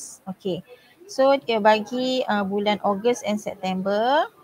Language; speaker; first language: English; non-native, local second language; Malay